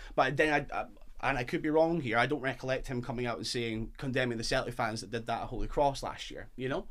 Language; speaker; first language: English; native; English